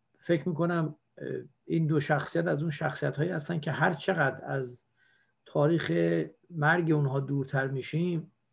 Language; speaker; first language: Persian; native; Persian